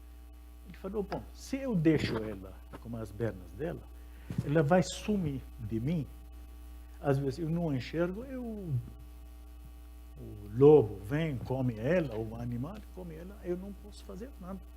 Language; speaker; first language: Portuguese; non-native, fluent; Arabic